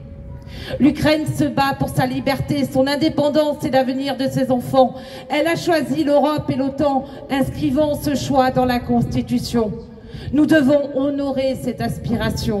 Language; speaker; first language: French; native; French